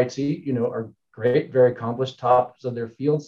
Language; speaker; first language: English; native; English